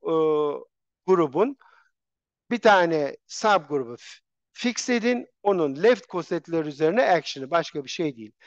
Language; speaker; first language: Turkish; native; Turkish